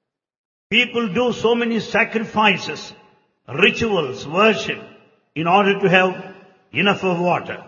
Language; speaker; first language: English; non-native, local second language; Telugu